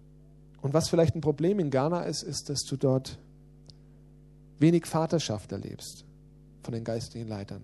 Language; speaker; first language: German; native; German